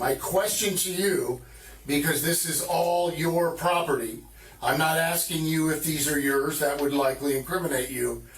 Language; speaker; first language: English; native; English